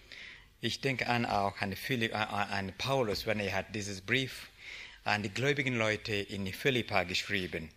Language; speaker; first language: German; non-native, learner; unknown